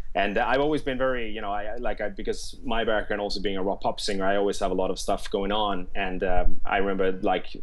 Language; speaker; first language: English; non-native, fluent; Swedish